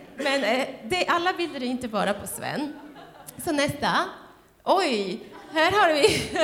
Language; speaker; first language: Swedish; non-native, fluent; Spanish